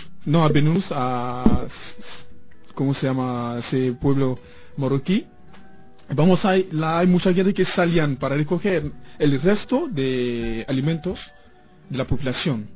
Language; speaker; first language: Spanish; non-native, learner; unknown